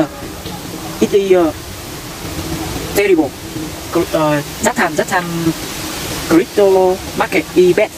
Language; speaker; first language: English; non-native, learner; Vietnamese